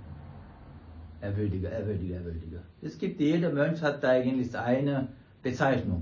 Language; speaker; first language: German; non-native, fluent; Sinhala